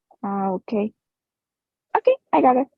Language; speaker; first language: English; non-native, learner; Spanish